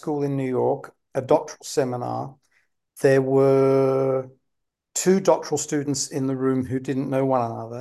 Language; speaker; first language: English; native; English